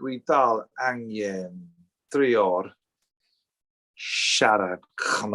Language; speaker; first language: Welsh; non-native, learner; English